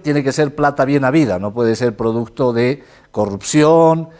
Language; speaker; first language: Spanish; native; Spanish